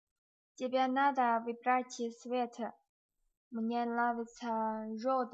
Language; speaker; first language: Russian; non-native, learner; Chinese